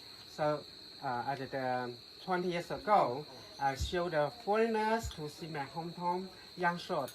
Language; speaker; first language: English; non-native, learner; Chinese